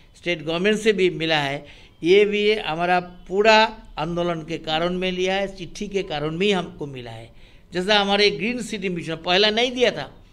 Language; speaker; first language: Hindi; non-native, local second language; Bangla